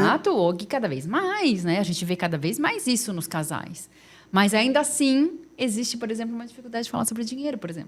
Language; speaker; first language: Portuguese; native; Portuguese